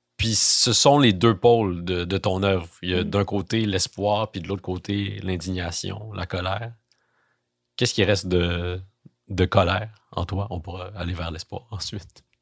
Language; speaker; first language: French; native; French